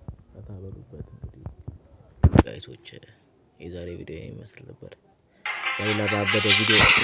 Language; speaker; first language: Amharic; native; Amharic